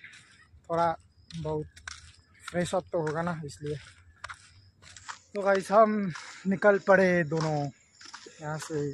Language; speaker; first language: Hindi; non-native, local second language; Nepali